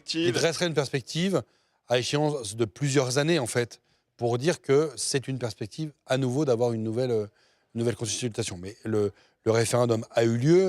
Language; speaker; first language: French; native; French